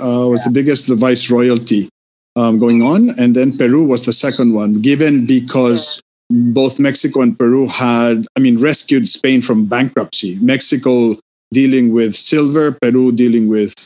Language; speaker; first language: English; non-native, fluent; Spanish